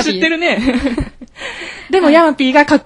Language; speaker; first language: Japanese; native; Japanese